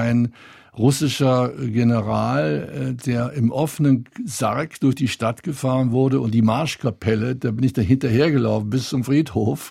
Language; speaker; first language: German; native; German